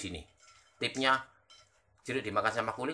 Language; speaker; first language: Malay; non-native, local second language; Javanese